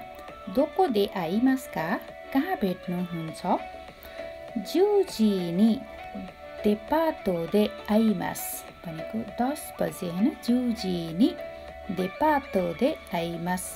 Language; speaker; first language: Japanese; non-native, fluent; Nepali